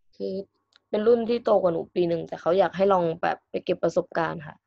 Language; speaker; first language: Thai; native; Thai